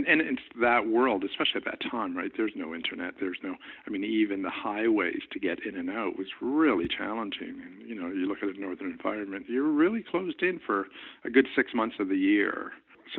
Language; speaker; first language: English; native; English